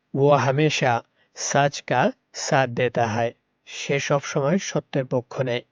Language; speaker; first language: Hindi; non-native, learner; Bangla